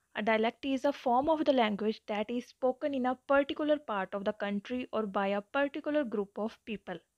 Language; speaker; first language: English; non-native, local second language; Punjabi